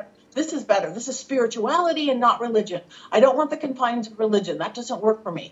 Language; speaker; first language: English; native; English